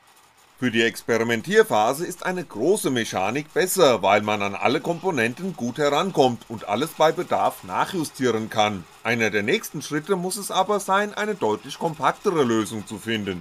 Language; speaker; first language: German; native; German